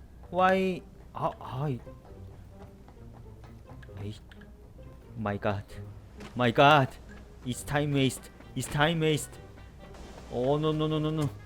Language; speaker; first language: English; non-native, learner; Korean